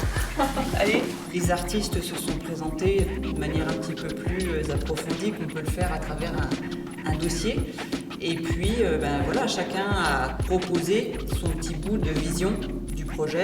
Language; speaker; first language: French; native; French